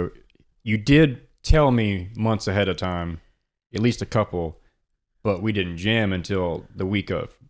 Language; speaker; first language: English; native; English